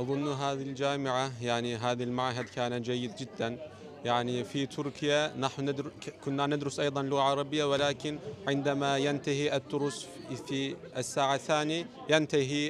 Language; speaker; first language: Arabic; non-native, learner; Turkish